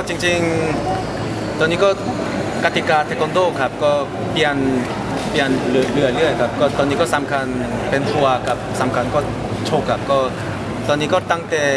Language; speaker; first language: Thai; non-native, fluent; Korean